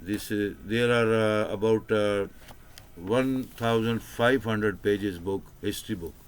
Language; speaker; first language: English; non-native, local second language; Urdu